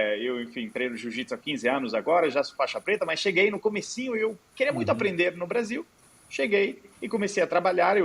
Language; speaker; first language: Portuguese; non-native, fluent; Italian